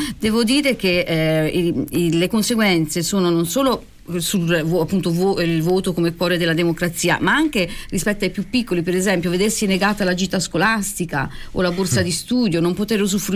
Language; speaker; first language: Italian; native; Italian